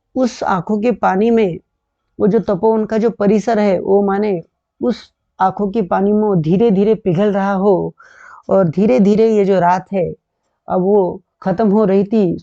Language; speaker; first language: Hindi; non-native, local second language; Marathi